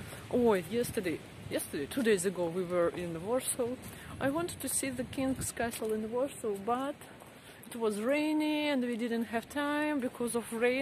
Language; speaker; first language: English; non-native, fluent; Russian